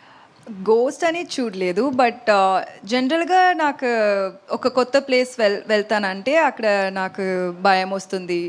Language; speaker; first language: Telugu; non-native, learner; Tamil